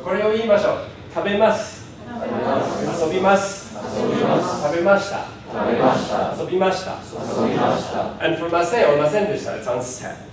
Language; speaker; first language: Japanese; non-native, fluent; English